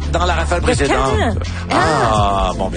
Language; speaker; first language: French; native; French